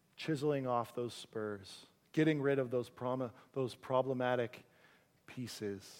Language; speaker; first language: English; native; English